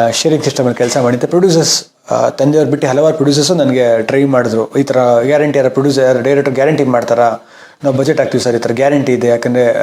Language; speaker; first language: Kannada; native; Kannada